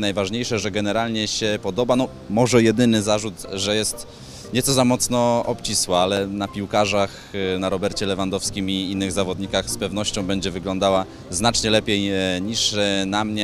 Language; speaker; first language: Polish; native; Polish